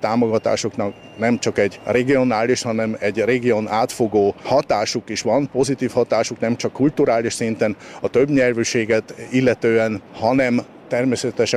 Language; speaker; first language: Hungarian; native; Hungarian